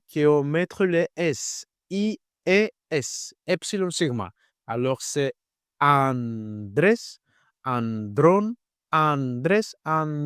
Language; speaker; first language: French; non-native, learner; Greek